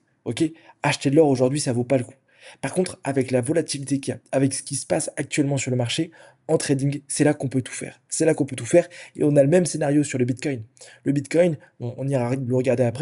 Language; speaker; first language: French; native; French